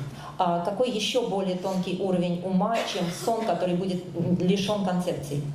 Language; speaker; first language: Russian; native; Russian